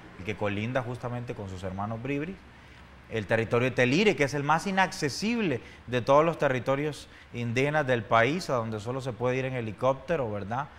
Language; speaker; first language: Spanish; native; Spanish